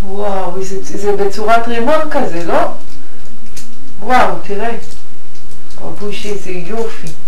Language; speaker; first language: Hebrew; native; Hebrew